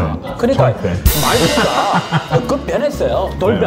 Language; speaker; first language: Korean; non-native, fluent; English